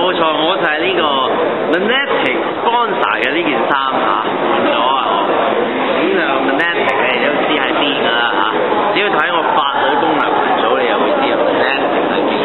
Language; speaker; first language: Cantonese; native; Cantonese